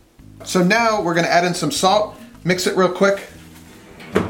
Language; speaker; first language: English; native; English